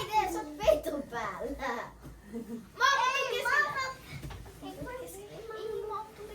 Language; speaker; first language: Finnish; early bilingual, other home language; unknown